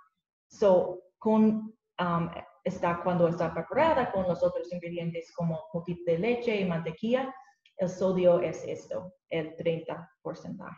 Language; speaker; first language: Spanish; non-native, learner; English